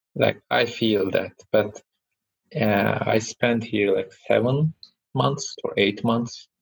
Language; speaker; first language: English; non-native, fluent; Turkish